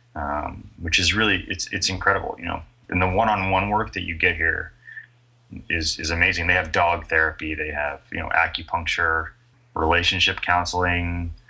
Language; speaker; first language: English; native; English